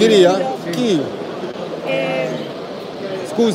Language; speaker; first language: Italian; non-native, learner; Arabic